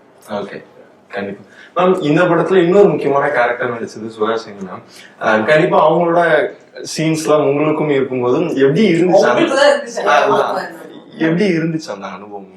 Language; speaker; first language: Tamil; native; Tamil